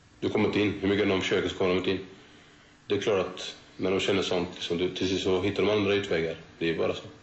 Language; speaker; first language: Swedish; early bilingual, other home language; Turoyo